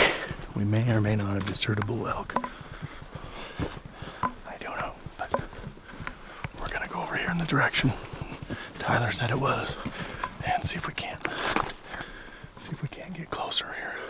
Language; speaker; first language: English; native; English